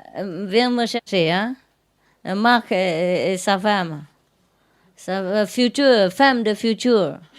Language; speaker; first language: French; non-native, learner; Vietnamese